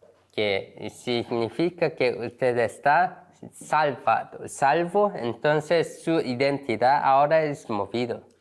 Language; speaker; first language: Spanish; non-native, learner; Korean